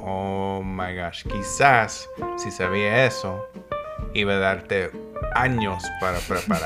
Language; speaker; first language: Spanish; non-native, learner; English